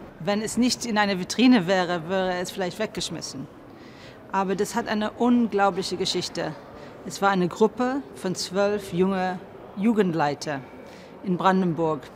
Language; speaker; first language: German; non-native, fluent; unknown